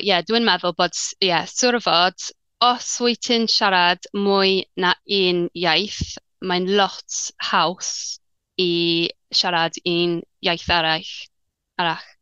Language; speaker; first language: Welsh; non-native, learner; English